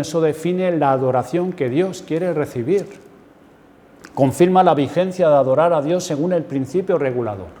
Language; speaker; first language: Spanish; native; Spanish